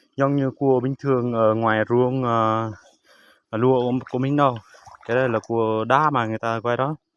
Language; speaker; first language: Vietnamese; non-native, local second language; Jarai